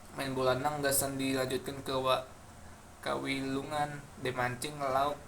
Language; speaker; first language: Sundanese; non-native, local second language; Indonesian